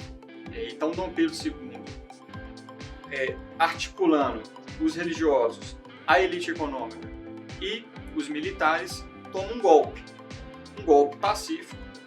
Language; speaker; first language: Portuguese; native; Portuguese